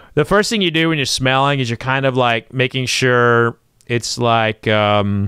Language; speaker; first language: English; native; English